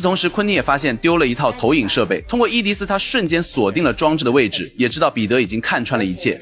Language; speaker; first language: Chinese; native; Chinese